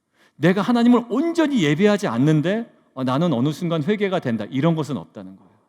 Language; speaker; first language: Korean; native; Korean